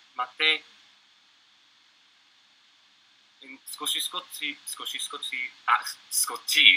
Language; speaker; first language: Japanese; non-native, learner; English